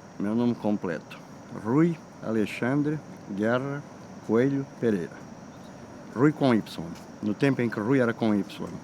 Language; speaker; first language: Portuguese; native; Portuguese